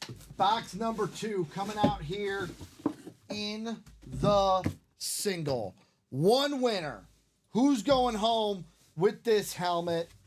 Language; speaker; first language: English; native; English